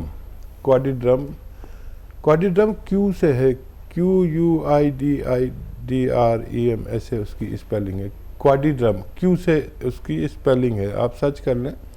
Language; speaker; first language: Hindi; native; Hindi